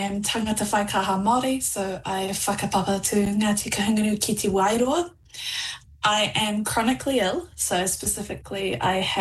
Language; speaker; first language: English; native; English